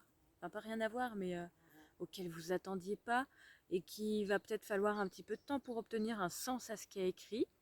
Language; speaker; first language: French; native; French